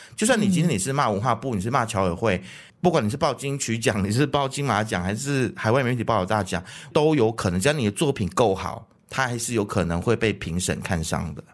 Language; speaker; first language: Chinese; native; Chinese